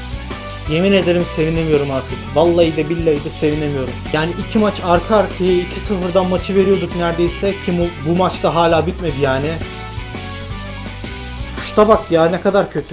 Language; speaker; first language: Turkish; native; Turkish